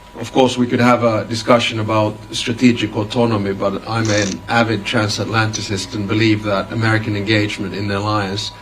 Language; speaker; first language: English; non-native, fluent; Finnish